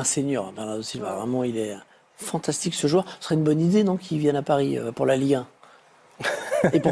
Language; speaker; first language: French; native; French